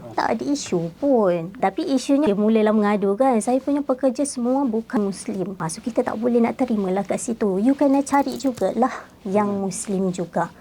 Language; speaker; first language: Malay; native; Malay